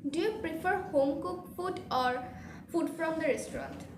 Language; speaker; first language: English; non-native, fluent; Bangla